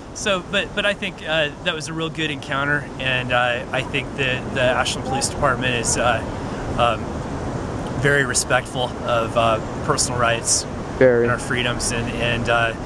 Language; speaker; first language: English; native; English